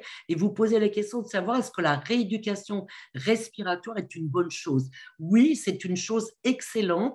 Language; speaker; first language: French; native; French